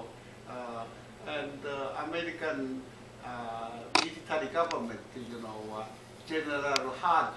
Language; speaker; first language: English; non-native, learner; Korean